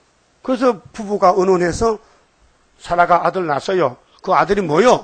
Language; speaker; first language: Korean; native; Korean